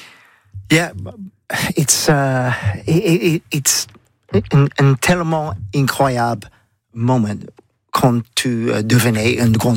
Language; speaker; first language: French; non-native, learner; English